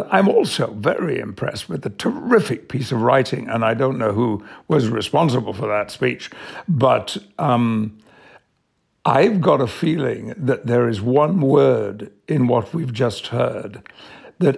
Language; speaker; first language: English; native; English